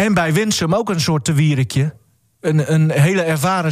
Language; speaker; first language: Dutch; native; Dutch